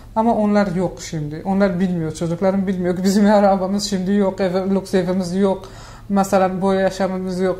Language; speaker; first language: Turkish; non-native, learner; Persian